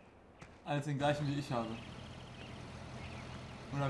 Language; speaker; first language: German; native; German